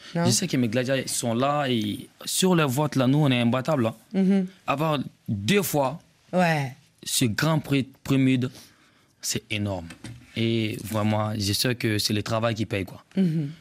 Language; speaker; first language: French; non-native, local second language; Bambara